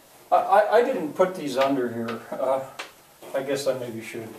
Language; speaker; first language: English; native; English